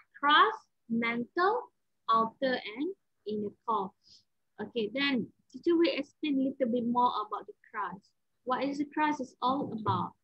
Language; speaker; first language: English; non-native, local second language; Malay